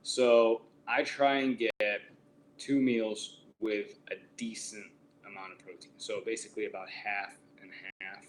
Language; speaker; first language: English; native; English